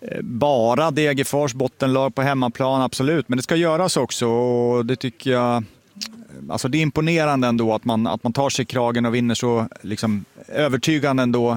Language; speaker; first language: Swedish; native; Swedish